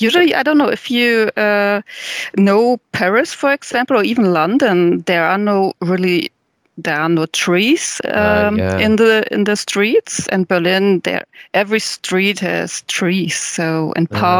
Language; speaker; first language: English; non-native, fluent; German